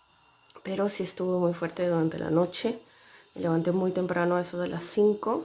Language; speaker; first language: Spanish; native; Spanish